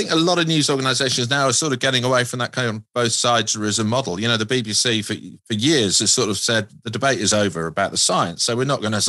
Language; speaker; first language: English; native; English